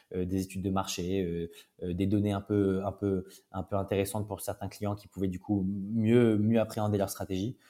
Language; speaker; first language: French; native; French